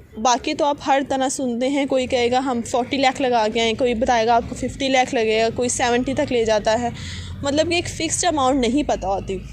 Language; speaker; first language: Urdu; non-native, local second language; Punjabi